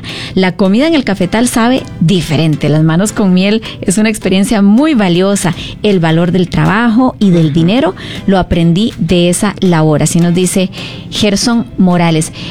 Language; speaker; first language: Spanish; native; Spanish